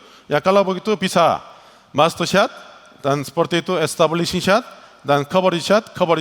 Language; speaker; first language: Indonesian; non-native, learner; Korean